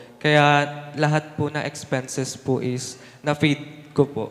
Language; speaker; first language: Filipino; native; Filipino